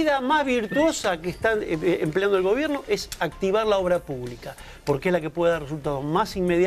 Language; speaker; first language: Spanish; native; Spanish